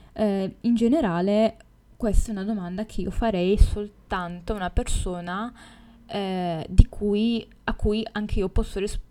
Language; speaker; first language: Italian; native; Italian